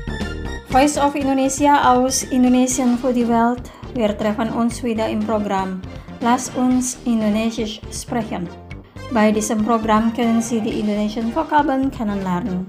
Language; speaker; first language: German; non-native, fluent; Indonesian